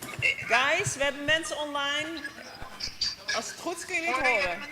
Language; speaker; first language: Dutch; native; Dutch